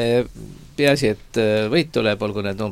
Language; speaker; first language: Estonian; native; Estonian